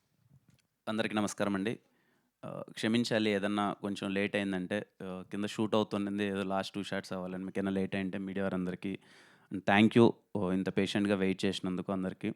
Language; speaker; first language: Telugu; native; Telugu